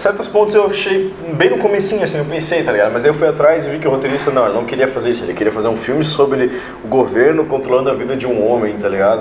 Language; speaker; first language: Portuguese; native; Portuguese